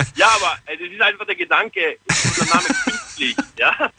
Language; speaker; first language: German; native; German